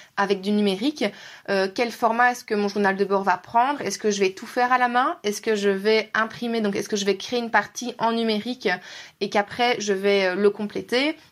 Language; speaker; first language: French; native; French